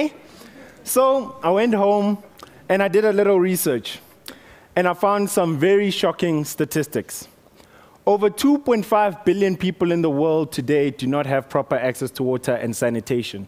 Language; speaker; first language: English; non-native, local second language; Northern Sotho